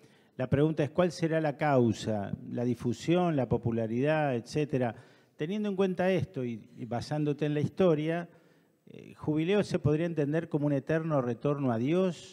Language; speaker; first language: Spanish; native; Spanish